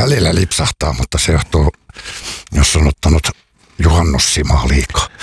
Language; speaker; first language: Finnish; native; Finnish